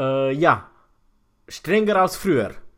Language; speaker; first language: German; non-native, fluent; Romanian